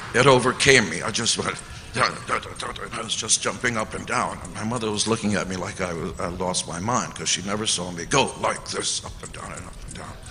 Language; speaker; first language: English; early bilingual, other home language; Hungarian